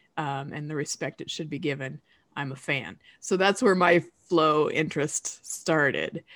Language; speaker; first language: English; native; English